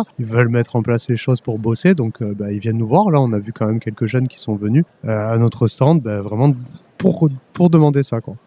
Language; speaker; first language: French; native; French